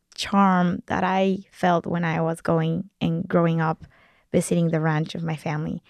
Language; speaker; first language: English; non-native, fluent; Spanish